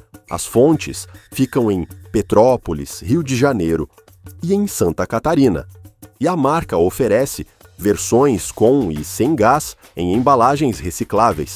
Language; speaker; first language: Portuguese; native; Portuguese